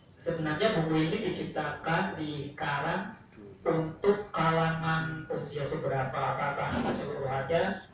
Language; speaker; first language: Indonesian; native; Indonesian